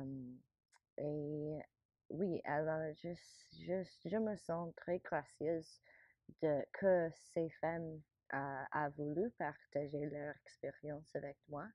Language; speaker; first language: French; non-native, learner; English